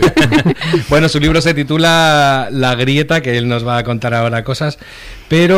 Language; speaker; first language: Spanish; native; Spanish